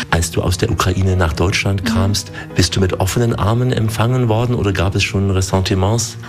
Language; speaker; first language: German; native; German